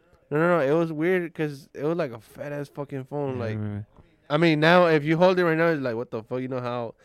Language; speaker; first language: English; early bilingual, other home language; Spanish